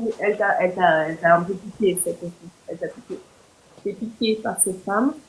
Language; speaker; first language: French; non-native, local second language; Haitian Creole